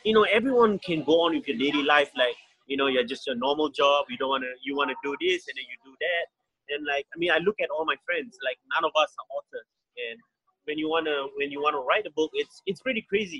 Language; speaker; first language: English; native; English